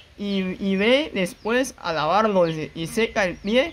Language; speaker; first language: Spanish; native; Spanish